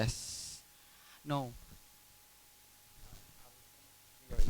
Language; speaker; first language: English; non-native, fluent; Indonesian